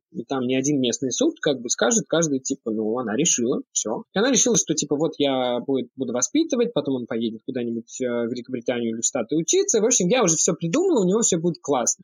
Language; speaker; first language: Russian; early bilingual, heritage; Russian